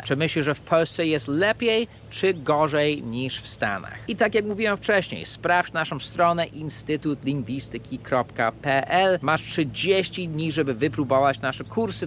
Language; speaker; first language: Polish; non-native, fluent; English